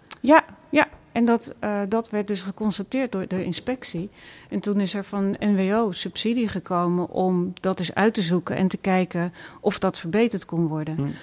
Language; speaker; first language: Dutch; native; Dutch